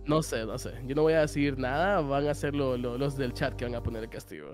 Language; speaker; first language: Spanish; native; Spanish